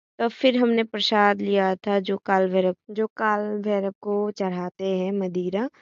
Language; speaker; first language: Hindi; non-native, local second language; Assamese